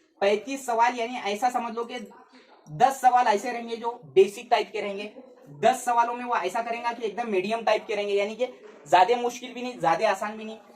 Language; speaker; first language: Hindi; native; Hindi